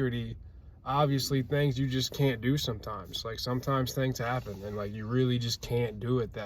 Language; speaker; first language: English; native; English